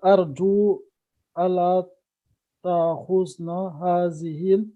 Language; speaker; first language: Arabic; non-native, learner; French